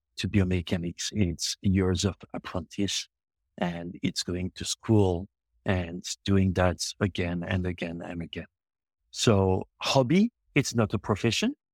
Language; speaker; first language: English; non-native, local second language; French